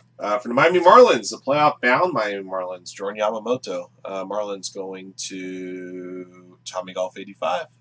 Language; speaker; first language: English; native; English